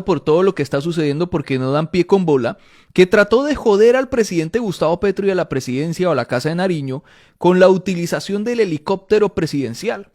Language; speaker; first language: Spanish; native; Spanish